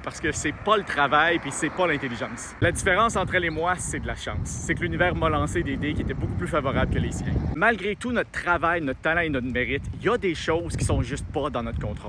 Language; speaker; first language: French; native; French